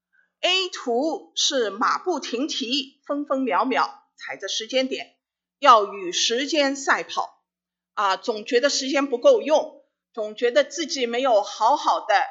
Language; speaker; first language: Chinese; native; Chinese